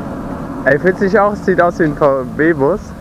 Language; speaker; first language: German; native; German